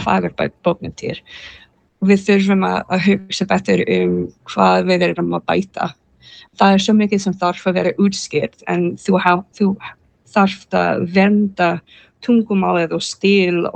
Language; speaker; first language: Icelandic; non-native, learner; English